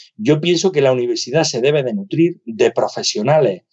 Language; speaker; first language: Spanish; native; Spanish